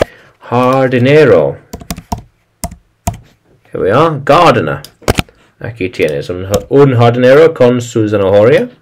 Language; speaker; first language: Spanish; non-native, learner; English